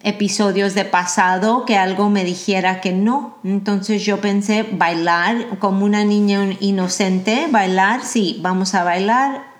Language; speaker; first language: Spanish; early bilingual, heritage; Spanish